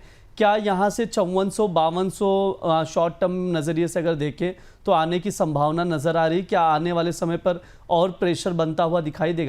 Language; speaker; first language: Hindi; native; Hindi